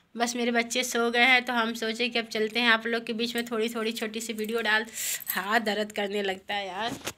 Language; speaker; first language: Hindi; native; Hindi